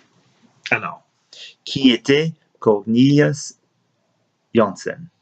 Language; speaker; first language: French; non-native, learner; English